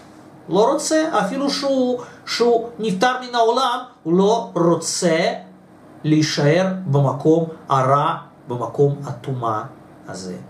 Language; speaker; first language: Hebrew; non-native, fluent; Russian